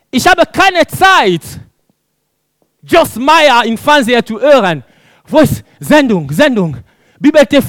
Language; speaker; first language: German; non-native, fluent; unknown